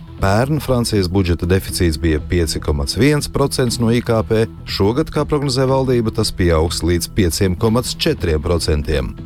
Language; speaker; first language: Latvian; native; Latvian